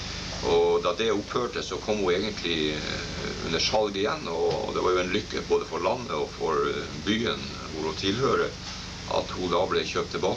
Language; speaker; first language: Norwegian; native; Norwegian